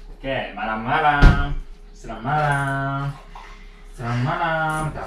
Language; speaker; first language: Indonesian; non-native, learner; Japanese